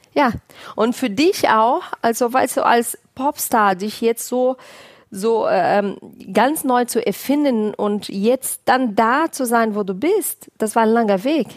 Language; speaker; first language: German; non-native, fluent; Portuguese